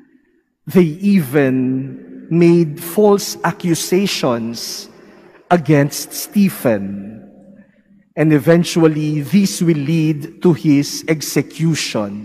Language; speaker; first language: English; non-native, local second language; Filipino